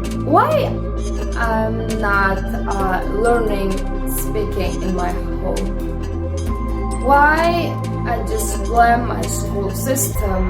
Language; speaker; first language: English; non-native, fluent; Indonesian